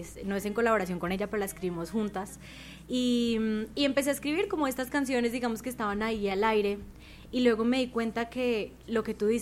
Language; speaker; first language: Spanish; native; Spanish